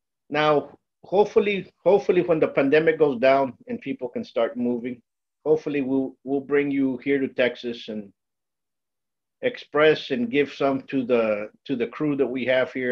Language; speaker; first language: English; native; English